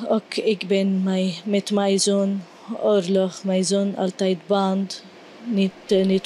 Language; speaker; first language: Dutch; non-native, learner; Arabic